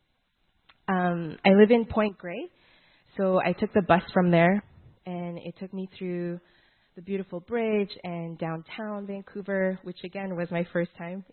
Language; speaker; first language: English; native; English